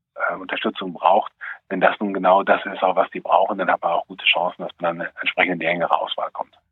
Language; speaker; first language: German; native; German